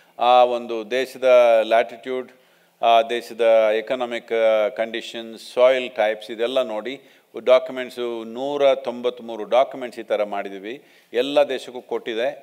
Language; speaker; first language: Kannada; non-native, local second language; Telugu